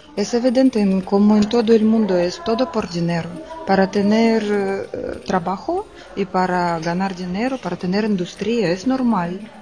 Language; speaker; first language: Spanish; non-native, learner; Russian